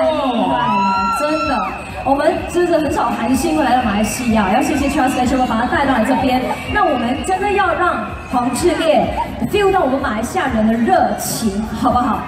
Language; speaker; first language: Chinese; native; Chinese